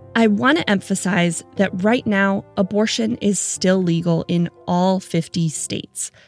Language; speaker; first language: English; native; English